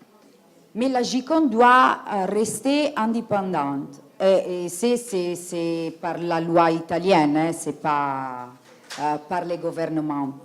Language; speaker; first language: French; non-native, fluent; Italian